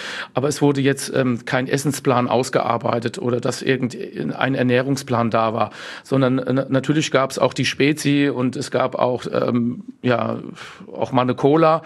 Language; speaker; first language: German; native; German